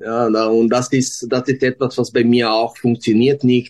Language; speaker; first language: German; non-native, fluent; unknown